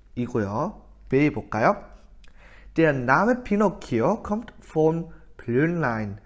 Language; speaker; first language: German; non-native, fluent; Korean